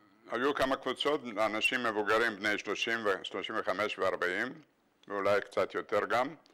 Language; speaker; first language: Hebrew; non-native, fluent; Bulgarian